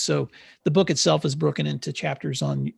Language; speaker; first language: English; native; English